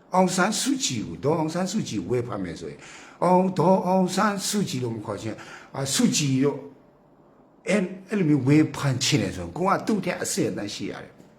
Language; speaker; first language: Burmese; non-native, local second language; Kachin